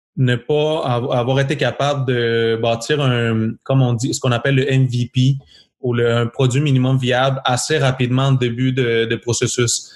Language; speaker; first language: French; non-native, fluent; Spanish